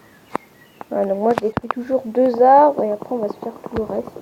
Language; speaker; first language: French; native; French